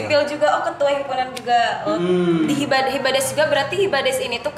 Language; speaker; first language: Indonesian; native; Indonesian